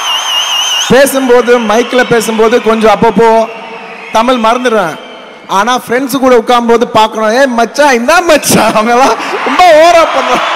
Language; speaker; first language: Tamil; non-native, local second language; Telugu